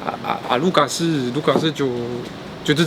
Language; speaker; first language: Chinese; native; Chinese